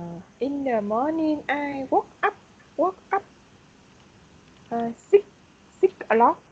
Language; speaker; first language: English; non-native, learner; Vietnamese